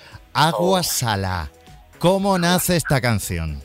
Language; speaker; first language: Spanish; native; Spanish